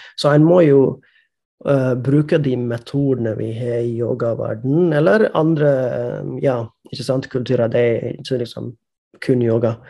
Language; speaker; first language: Norwegian; non-native, fluent; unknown